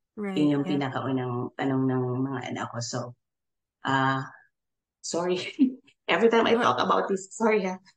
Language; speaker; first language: English; non-native, local second language; Filipino